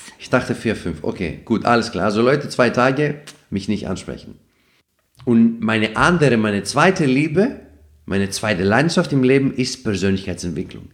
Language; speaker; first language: German; non-native, fluent; Greek